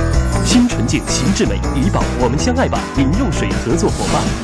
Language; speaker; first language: Chinese; native; Chinese